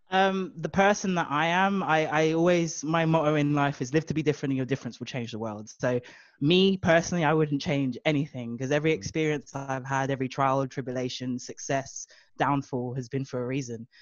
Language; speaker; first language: English; native; English